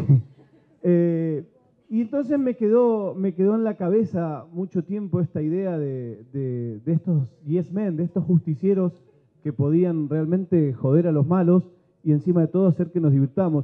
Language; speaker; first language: Spanish; native; Spanish